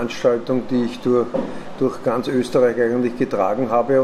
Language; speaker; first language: German; native; German